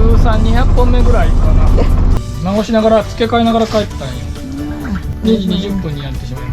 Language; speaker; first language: Japanese; native; Japanese